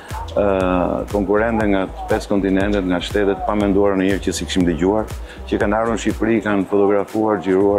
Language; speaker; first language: Albanian; native; Albanian